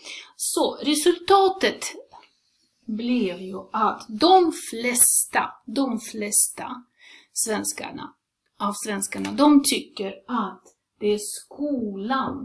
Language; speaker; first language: Swedish; non-native, fluent; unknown